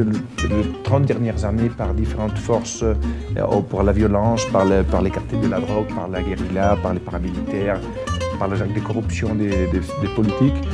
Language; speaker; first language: French; non-native, fluent; Spanish